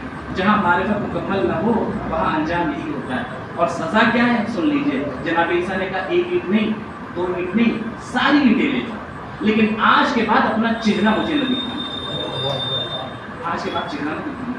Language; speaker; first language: Urdu; native; Urdu